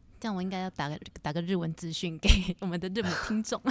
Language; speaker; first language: Chinese; native; Chinese